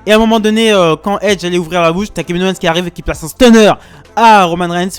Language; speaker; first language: French; native; French